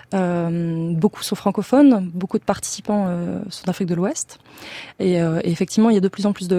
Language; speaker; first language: French; native; French